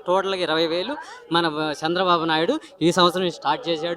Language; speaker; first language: Telugu; native; Telugu